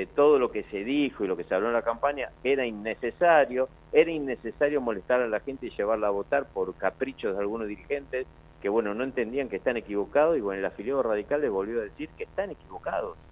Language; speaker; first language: Spanish; native; Spanish